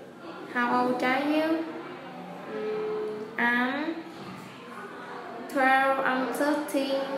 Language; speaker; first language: English; non-native, fluent; Vietnamese